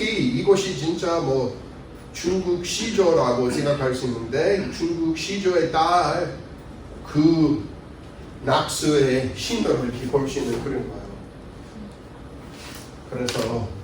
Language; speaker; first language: Korean; non-native, fluent; English